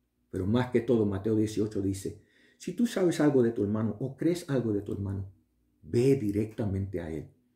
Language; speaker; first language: Spanish; early bilingual, heritage; Spanish